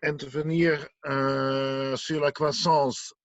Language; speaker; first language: French; non-native, learner; Dutch